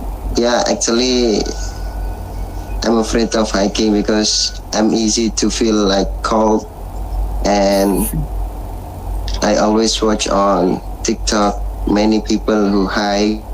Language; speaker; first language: English; non-native, learner; Indonesian